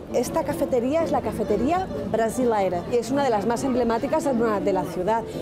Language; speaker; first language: Spanish; native; Spanish